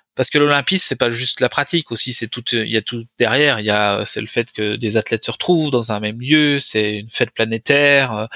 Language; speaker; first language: French; native; French